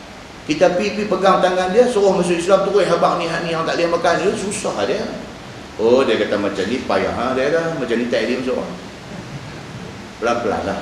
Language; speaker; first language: Malay; native; Malay